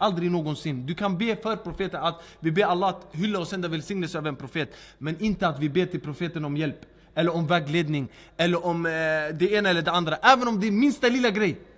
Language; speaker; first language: Swedish; early bilingual, other home language; Arabic